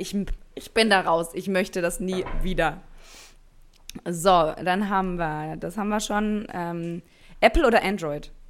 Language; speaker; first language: German; native; German